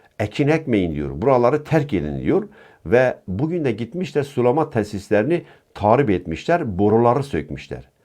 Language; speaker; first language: Turkish; non-native, local second language; Kurdish